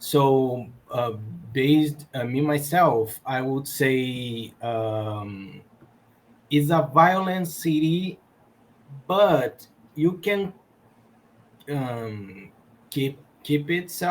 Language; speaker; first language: English; non-native, learner; Portuguese